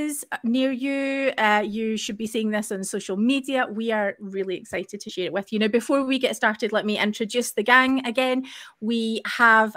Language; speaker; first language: English; native; English